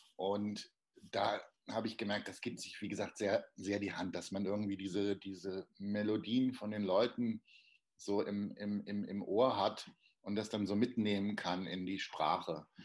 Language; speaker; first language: German; native; German